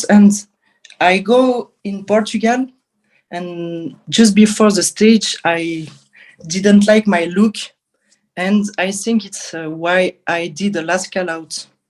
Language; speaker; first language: English; non-native, learner; French